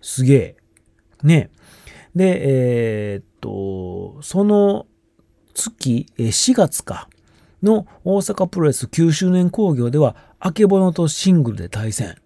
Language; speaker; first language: Japanese; native; Japanese